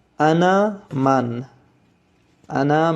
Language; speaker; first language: Arabic; non-native, fluent; Tajik